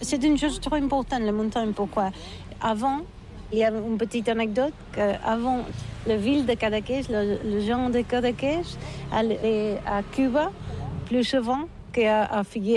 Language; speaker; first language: French; non-native, learner; Catalan